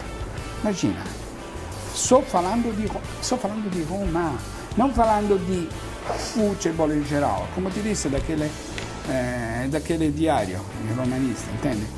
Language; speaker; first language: Portuguese; non-native, fluent; Italian